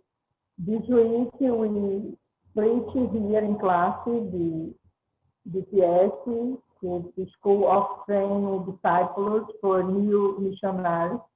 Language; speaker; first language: English; non-native, learner; Portuguese